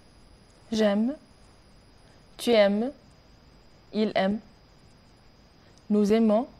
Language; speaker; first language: French; non-native, learner; Arabic